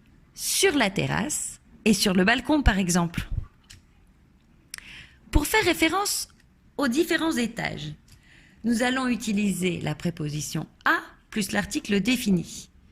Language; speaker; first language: French; native; French